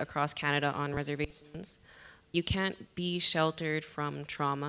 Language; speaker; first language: English; native; English